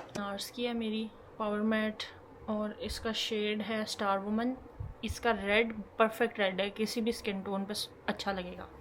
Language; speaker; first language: Urdu; native; Urdu